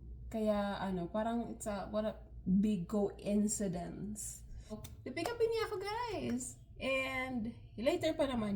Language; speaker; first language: Filipino; non-native, local second language; Cebuano